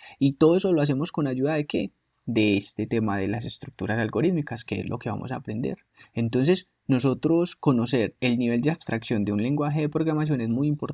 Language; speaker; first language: Spanish; native; Spanish